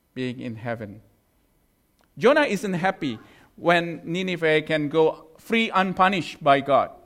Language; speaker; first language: English; non-native, fluent; Indonesian